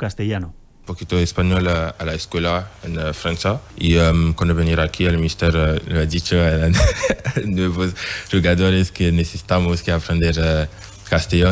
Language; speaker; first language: Spanish; non-native, learner; French